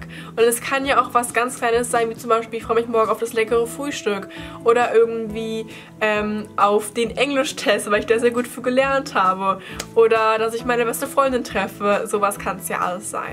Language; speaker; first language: German; native; German